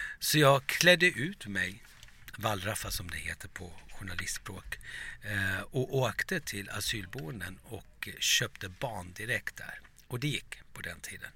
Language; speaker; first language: Swedish; early bilingual, other home language; Turoyo